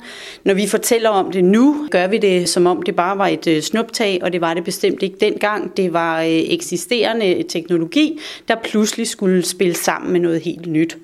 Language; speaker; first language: Danish; native; Danish